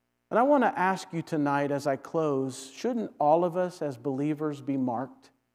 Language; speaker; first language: English; native; English